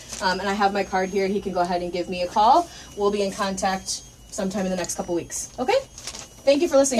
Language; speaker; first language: English; native; English